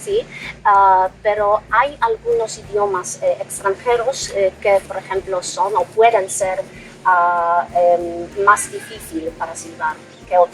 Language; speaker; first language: Spanish; non-native, fluent; Polish